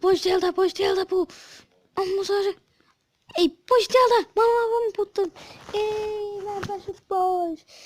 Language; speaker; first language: Finnish; native; Finnish